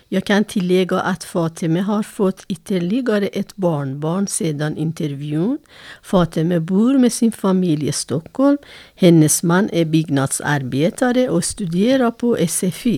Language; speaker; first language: Swedish; non-native, fluent; Persian